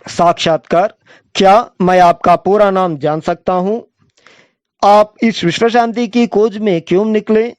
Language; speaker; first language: Hindi; non-native, local second language; Telugu